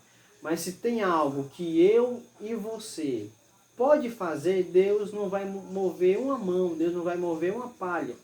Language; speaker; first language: Portuguese; native; Portuguese